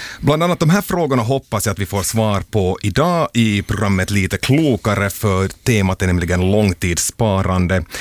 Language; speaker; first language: Swedish; native; Swedish